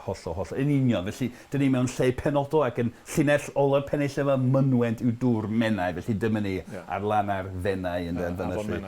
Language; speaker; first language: Welsh; non-native, fluent; English